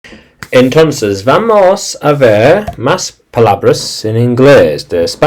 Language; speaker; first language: Spanish; non-native, learner; English